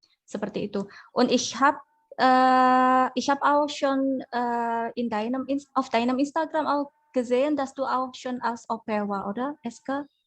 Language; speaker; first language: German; non-native, fluent; Indonesian